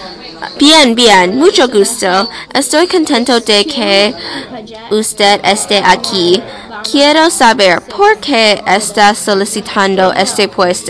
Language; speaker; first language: Spanish; non-native, learner; English